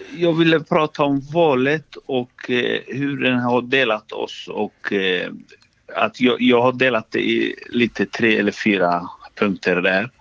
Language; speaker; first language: Swedish; non-native, fluent; Somali